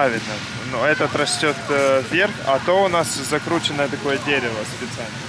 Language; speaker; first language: Russian; native; Russian